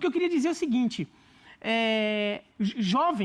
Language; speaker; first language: Portuguese; native; Portuguese